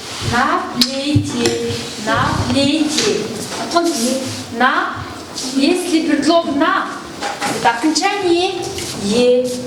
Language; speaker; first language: Russian; non-native, fluent; Mongolian